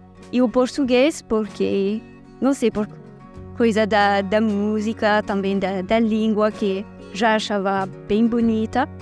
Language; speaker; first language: Portuguese; non-native, fluent; French